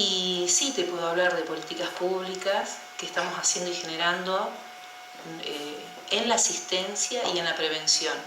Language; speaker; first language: Spanish; native; Spanish